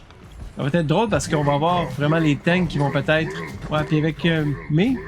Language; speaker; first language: French; native; French